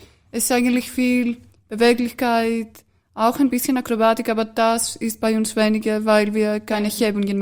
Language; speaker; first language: German; non-native, fluent; Greek